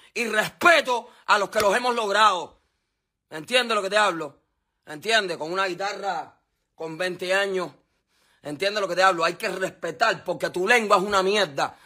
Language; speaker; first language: Spanish; native; Spanish